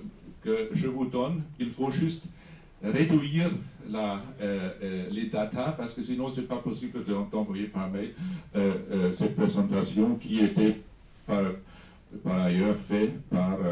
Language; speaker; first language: French; non-native, fluent; German